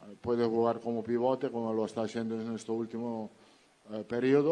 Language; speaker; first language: Spanish; non-native, fluent; Italian